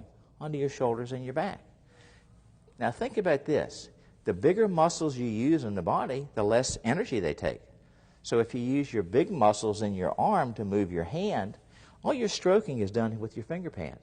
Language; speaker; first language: English; native; English